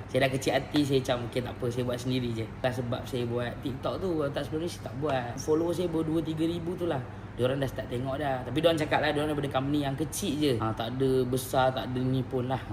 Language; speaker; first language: Malay; native; Malay